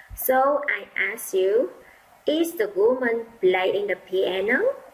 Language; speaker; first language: English; non-native, fluent; Vietnamese